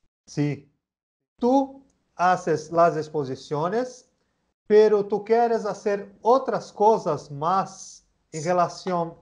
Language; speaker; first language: Spanish; non-native, learner; Portuguese